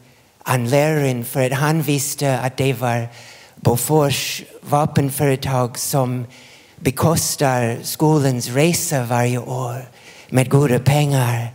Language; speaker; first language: Swedish; non-native, fluent; English